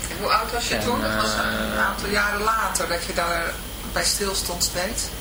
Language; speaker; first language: Dutch; native; Dutch